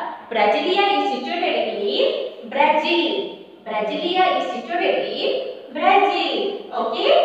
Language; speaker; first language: English; non-native, fluent; Hindi